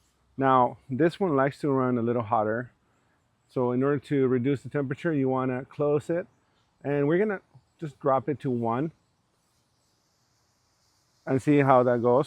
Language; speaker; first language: English; early bilingual, other home language; Spanish